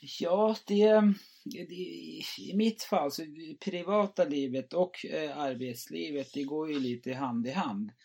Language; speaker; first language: Swedish; non-native, fluent; Turkish